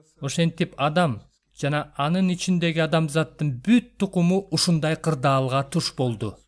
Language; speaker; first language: Kyrgyz; non-native, local second language; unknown